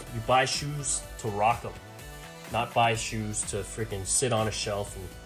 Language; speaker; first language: English; native; English